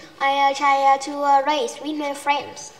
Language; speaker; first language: English; non-native, learner; Vietnamese